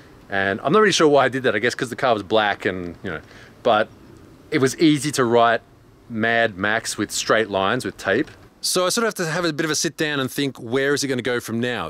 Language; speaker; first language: English; native; English